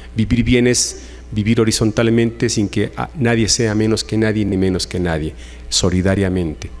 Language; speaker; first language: Spanish; non-native, local second language; Aymara